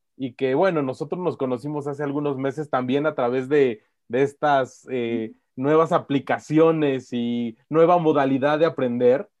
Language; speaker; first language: Spanish; native; Spanish